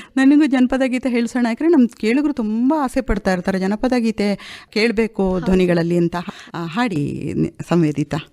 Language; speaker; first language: Kannada; native; Kannada